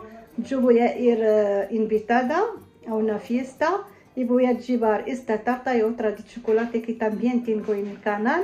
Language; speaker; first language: Spanish; non-native, fluent; Arabic